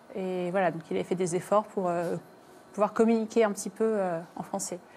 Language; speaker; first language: French; native; French